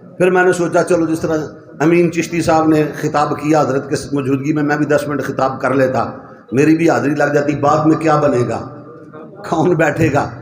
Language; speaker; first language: Urdu; non-native, local second language; Punjabi